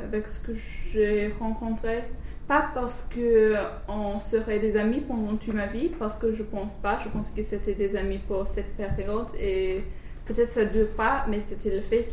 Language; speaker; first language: French; non-native, learner; English